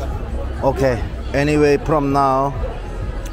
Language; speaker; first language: English; non-native, learner; Korean